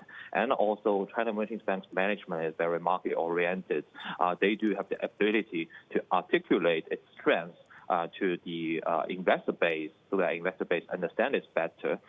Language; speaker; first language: English; non-native, fluent; Chinese